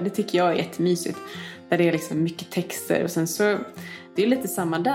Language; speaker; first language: Swedish; native; Swedish